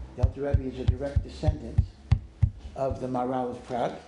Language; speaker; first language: English; native; English